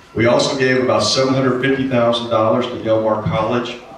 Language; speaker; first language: English; native; English